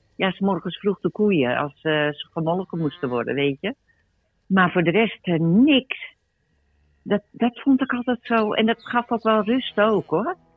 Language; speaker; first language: Dutch; native; Dutch